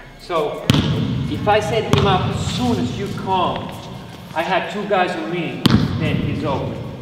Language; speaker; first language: English; non-native, fluent; Catalan